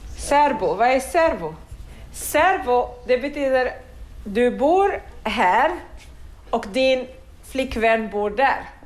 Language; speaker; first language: Swedish; non-native, fluent; Arabic